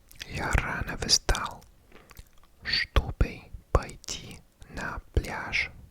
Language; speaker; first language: Russian; non-native, learner; English